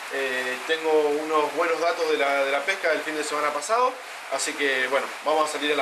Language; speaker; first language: Spanish; native; Spanish